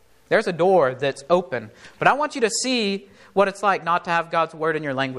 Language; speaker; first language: English; native; English